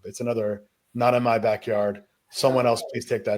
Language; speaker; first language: English; native; English